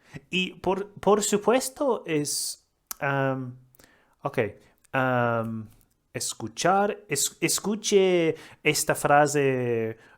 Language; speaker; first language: Spanish; non-native, learner; English